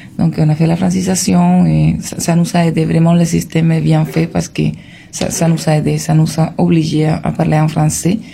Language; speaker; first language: French; non-native, fluent; Spanish